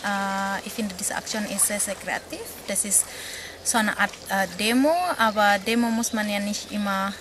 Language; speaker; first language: German; non-native, fluent; Indonesian